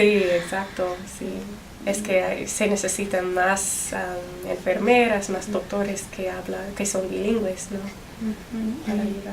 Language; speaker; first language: Spanish; non-native, fluent; English